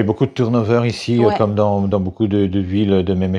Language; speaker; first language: French; native; French